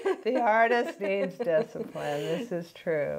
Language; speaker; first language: English; native; English